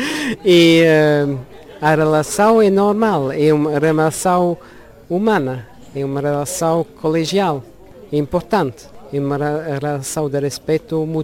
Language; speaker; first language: Portuguese; non-native, learner; Luxembourgish